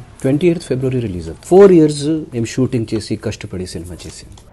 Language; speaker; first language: Telugu; non-native, local second language; Hindi